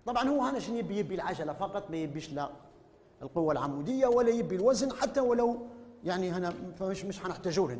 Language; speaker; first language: Arabic; native; Arabic